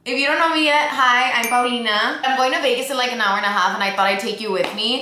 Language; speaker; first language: English; early bilingual, other home language; Spanish